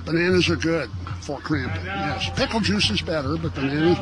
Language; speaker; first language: English; native; English